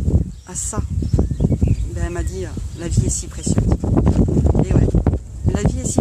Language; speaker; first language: French; native; French